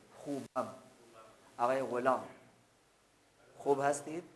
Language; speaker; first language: Persian; non-native, fluent; Urdu